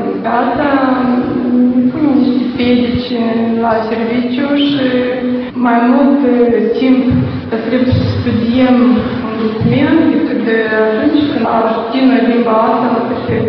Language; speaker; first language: Romanian; non-native, learner; Russian